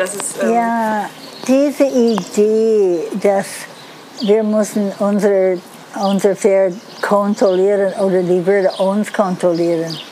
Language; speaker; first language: German; non-native, learner; Dutch